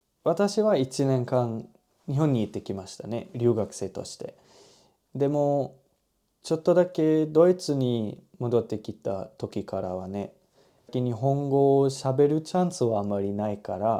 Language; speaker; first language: Japanese; non-native, learner; German